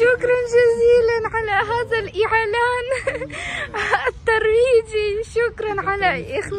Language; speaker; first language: Arabic; non-native, fluent; Ukrainian